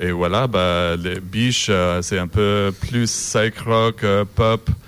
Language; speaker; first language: French; non-native, learner; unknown